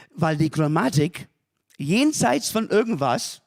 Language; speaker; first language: German; non-native, fluent; English